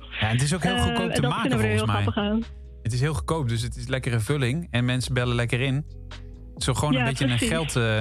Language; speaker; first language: Dutch; native; Dutch